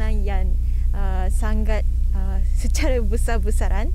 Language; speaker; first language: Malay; non-native, fluent; Japanese